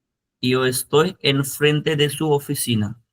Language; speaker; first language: Spanish; non-native, fluent; Hindi